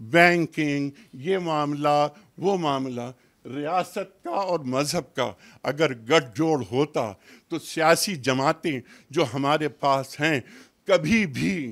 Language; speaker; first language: Urdu; native; Urdu